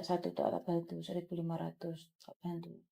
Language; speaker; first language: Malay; non-native, local second language; Javanese